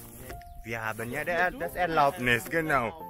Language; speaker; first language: German; non-native, fluent; Indonesian